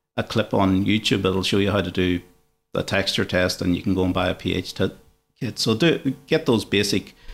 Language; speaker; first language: English; native; English